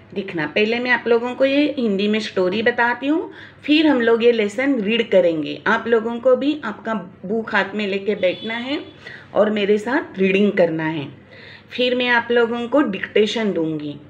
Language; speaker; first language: Hindi; non-native, local second language; Marathi